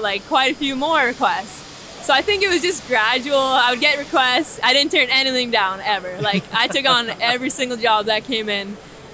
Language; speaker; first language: English; native; English